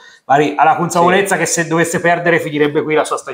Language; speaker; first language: Italian; native; Italian